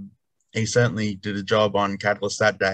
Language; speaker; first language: English; native; English